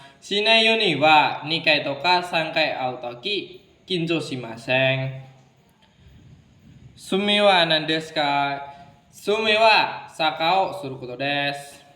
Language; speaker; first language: Japanese; non-native, learner; Indonesian